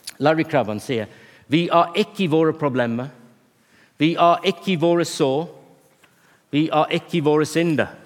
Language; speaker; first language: Norwegian; non-native, fluent; English